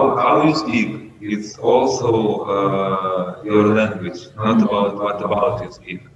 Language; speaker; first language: English; non-native, learner; Russian